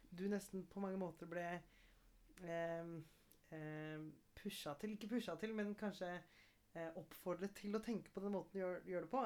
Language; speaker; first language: Norwegian; early bilingual, other home language; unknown